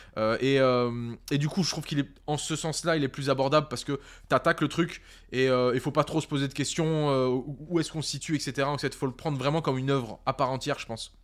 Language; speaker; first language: French; native; French